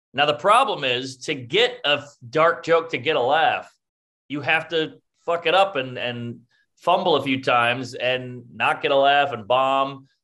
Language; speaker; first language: English; native; English